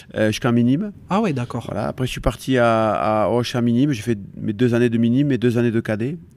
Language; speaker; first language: French; native; French